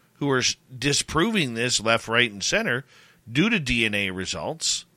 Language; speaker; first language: English; native; English